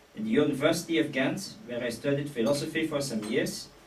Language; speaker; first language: English; non-native, fluent; Dutch